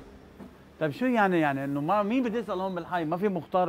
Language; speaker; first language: Arabic; native; Arabic